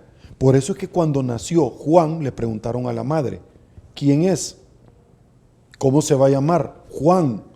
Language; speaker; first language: Spanish; native; Spanish